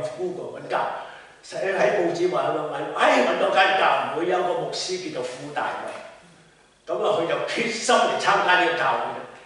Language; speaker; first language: Cantonese; native; Cantonese